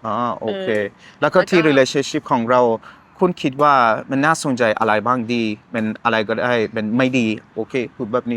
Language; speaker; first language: Thai; non-native, learner; Persian